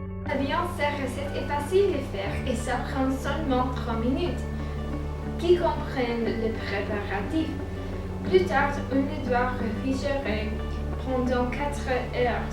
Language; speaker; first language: French; non-native, learner; English